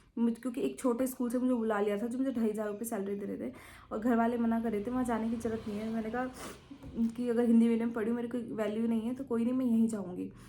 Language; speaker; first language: Hindi; native; Hindi